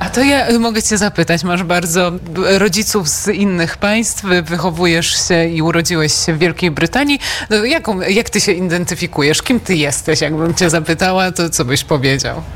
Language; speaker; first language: Polish; native; Polish